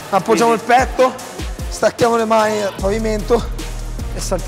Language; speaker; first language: Italian; native; Italian